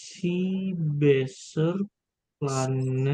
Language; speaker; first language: German; non-native, learner; Indonesian